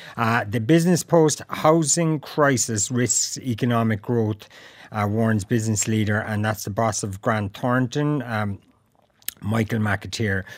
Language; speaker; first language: English; native; English